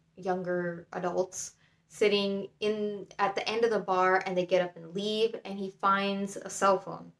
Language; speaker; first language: English; native; English